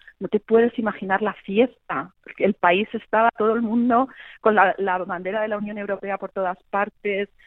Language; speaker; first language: Spanish; native; Spanish